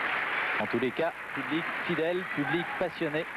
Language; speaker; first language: French; native; French